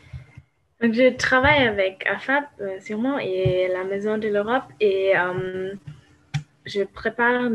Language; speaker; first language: French; non-native, fluent; German